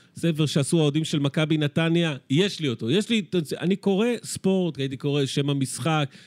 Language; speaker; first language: Hebrew; early bilingual, other home language; Spanish